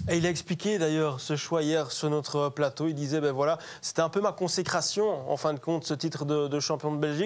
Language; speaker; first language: French; native; French